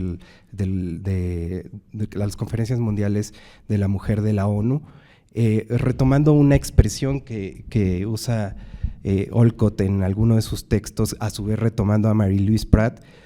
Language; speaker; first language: Spanish; native; Spanish